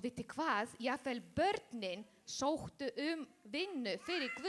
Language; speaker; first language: Icelandic; non-native, learner; Spanish